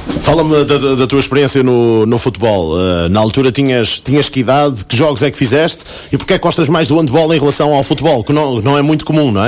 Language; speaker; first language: Portuguese; native; Portuguese